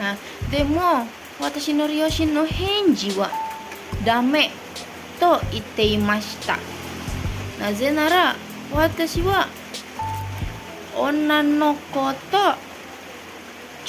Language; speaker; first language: Japanese; non-native, learner; Indonesian